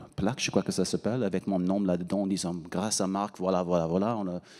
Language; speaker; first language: French; non-native, fluent; English